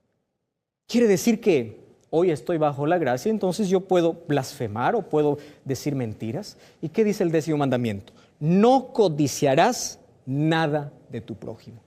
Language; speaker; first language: Spanish; native; Spanish